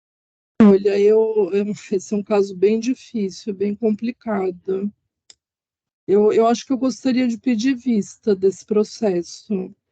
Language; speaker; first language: Portuguese; native; Portuguese